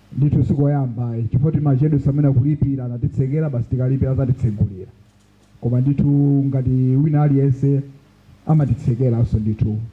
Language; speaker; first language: Nyanja; non-native, local second language; Tumbuka